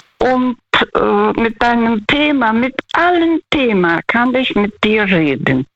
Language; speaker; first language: German; non-native, fluent; Russian